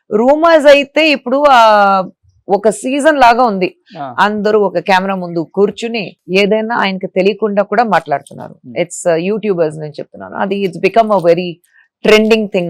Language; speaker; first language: Telugu; non-native, fluent; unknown